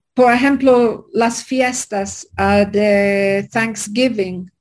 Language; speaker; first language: Spanish; non-native, fluent; English